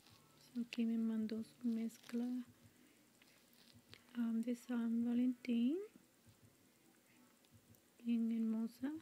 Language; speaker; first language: Spanish; early bilingual, heritage; Spanish